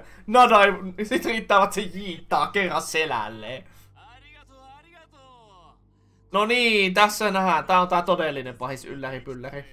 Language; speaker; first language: Finnish; native; Finnish